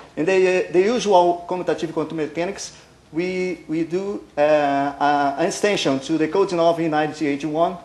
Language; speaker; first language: English; non-native, learner; Portuguese